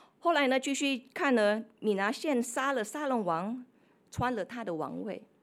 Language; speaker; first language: Chinese; non-native, fluent; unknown